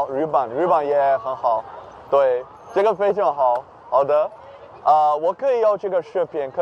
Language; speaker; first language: Chinese; non-native, learner; Dutch